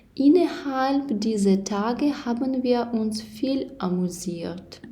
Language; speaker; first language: German; non-native, fluent; Ukrainian